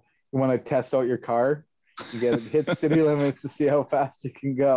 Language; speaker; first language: English; native; English